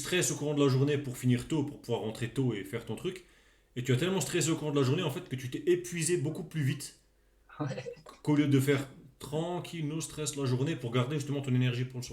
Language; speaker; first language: French; native; French